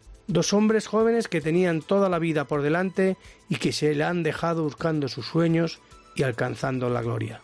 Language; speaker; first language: Spanish; native; Spanish